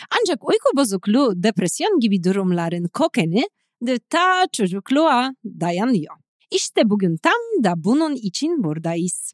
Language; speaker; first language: Turkish; non-native, fluent; Polish